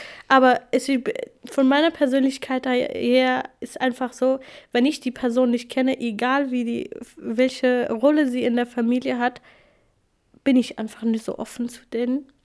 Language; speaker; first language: German; non-native, fluent; Kurdish